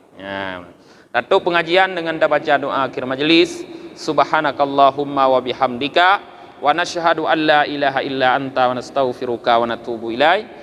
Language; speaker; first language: Malay; non-native, local second language; Achinese